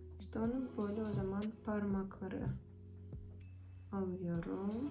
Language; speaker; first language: Turkish; non-native, fluent; Russian